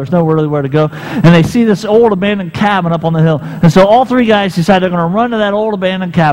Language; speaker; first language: English; native; English